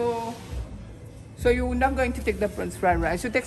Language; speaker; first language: English; non-native, local second language; Seselwa Creole French